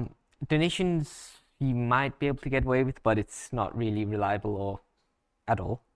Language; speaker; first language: English; native; English